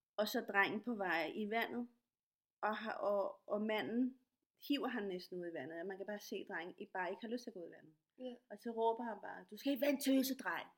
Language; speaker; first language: Danish; non-native, fluent; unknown